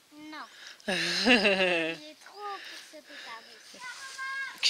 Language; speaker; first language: French; native; French